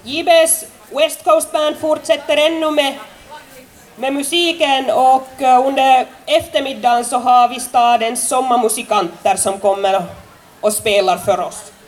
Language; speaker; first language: Swedish; non-native, local second language; Finnish